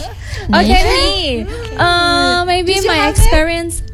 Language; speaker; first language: English; non-native, learner; Indonesian